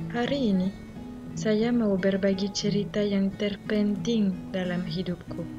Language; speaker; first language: Indonesian; non-native, fluent; French